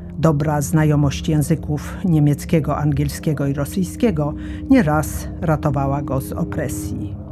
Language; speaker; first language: Polish; native; Polish